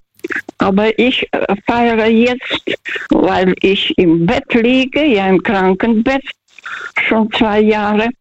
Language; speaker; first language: German; non-native, fluent; Russian